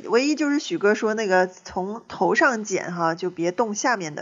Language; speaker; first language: Chinese; native; Chinese